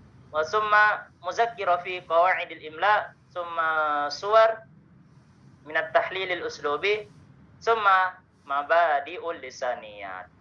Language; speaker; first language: Arabic; non-native, learner; Indonesian